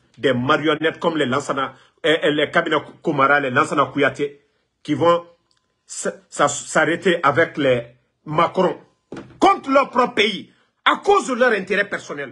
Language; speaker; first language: French; non-native, local second language; Mandingo